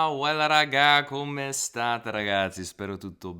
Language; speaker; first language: Italian; non-native, fluent; English